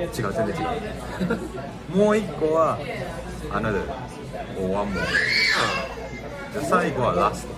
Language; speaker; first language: Japanese; native; Japanese